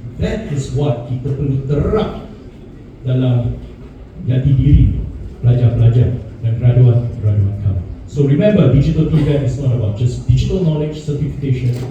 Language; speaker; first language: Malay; non-native, local second language; Chinese